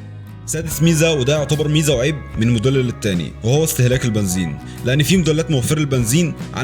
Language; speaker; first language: Arabic; native; Arabic